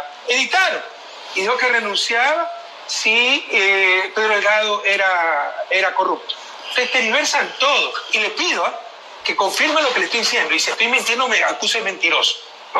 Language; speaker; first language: Spanish; native; Spanish